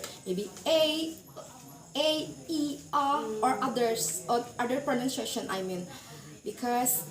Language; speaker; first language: English; non-native, learner; Indonesian